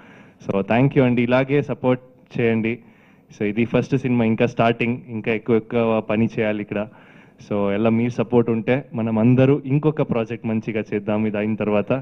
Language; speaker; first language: Telugu; non-native, learner; Kannada